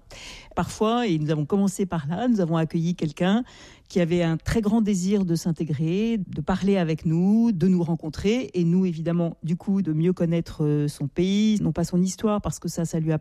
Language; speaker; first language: French; native; French